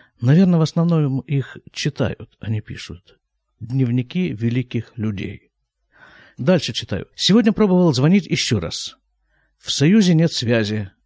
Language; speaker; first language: Russian; native; Russian